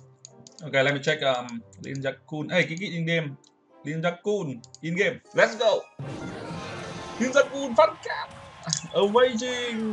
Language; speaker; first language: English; non-native, learner; Vietnamese